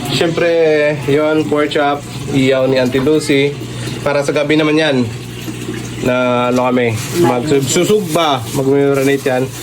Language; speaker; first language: Filipino; non-native, local second language; Hiligaynon